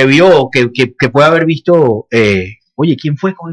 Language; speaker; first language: Spanish; native; Spanish